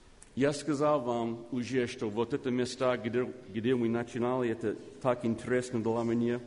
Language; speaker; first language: Russian; non-native, learner; English